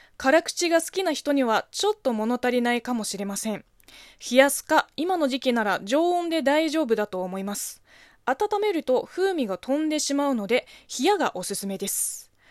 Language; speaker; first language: Japanese; non-native, fluent; Chinese